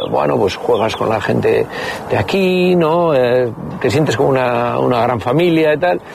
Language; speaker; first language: Spanish; native; Spanish